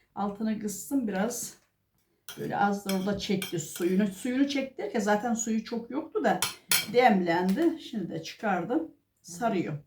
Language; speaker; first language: Turkish; native; Turkish